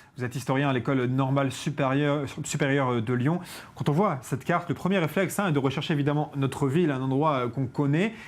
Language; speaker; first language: French; native; French